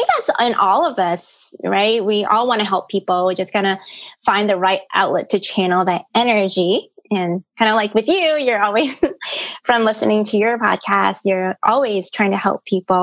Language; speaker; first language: English; early bilingual, other home language; Cantonese